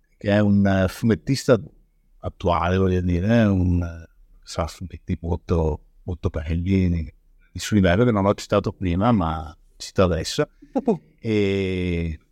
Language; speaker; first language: Italian; native; Italian